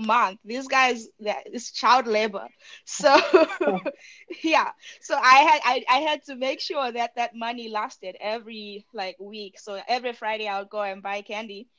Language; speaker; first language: English; non-native, local second language; Shona